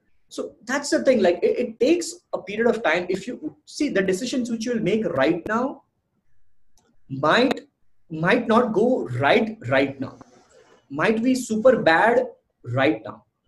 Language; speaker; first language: English; non-native, local second language; Hindi